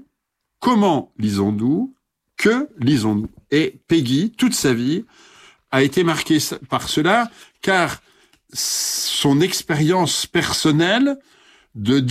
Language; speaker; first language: French; native; French